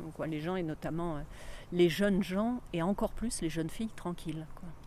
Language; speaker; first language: French; native; French